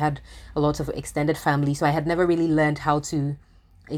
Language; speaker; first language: English; non-native, local second language; Akan